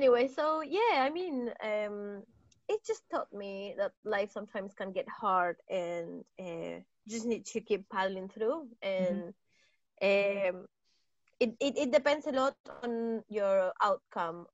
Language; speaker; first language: English; non-native, fluent; Spanish